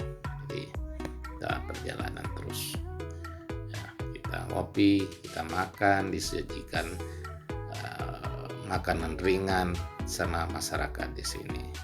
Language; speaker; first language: Indonesian; non-native, local second language; Minangkabau